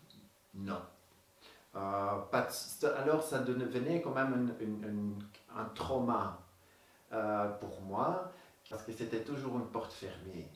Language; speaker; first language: French; non-native, local second language; Dutch